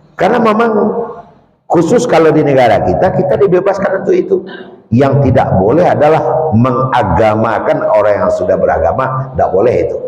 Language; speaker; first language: Malay; non-native, local second language; Minangkabau